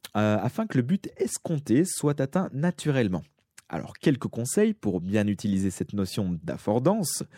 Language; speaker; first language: French; native; French